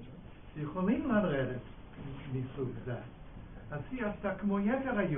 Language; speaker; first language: Hebrew; non-native, fluent; English